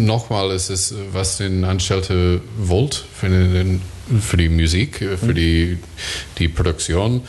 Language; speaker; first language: German; non-native, learner; English